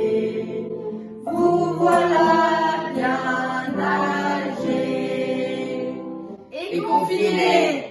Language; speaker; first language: French; native; French